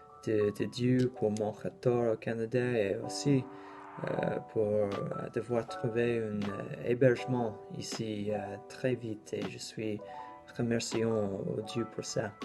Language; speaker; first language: French; non-native, learner; English